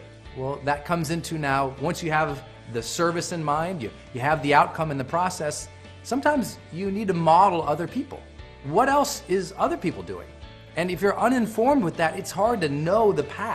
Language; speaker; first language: English; native; English